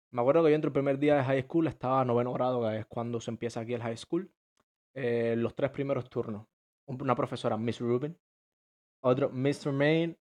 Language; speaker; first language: Spanish; native; Spanish